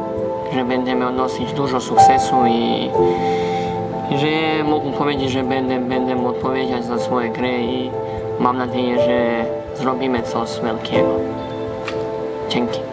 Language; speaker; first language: Polish; non-native, fluent; Serbian